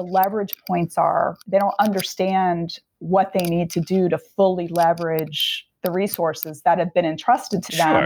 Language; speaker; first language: English; native; English